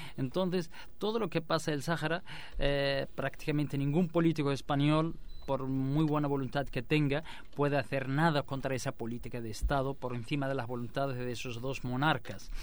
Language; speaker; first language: Spanish; non-native, local second language; Arabic